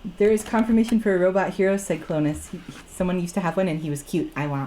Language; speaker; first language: English; native; English